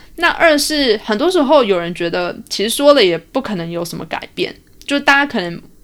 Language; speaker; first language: Chinese; early bilingual, heritage; Chinese